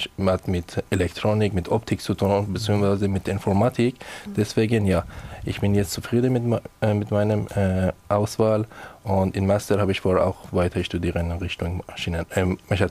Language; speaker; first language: German; non-native, learner; Persian